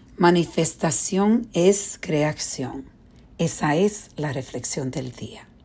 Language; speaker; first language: Spanish; early bilingual, heritage; Spanish